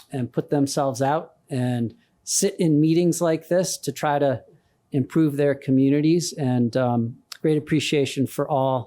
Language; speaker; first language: English; native; English